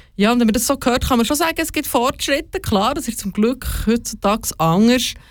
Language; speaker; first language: German; native; German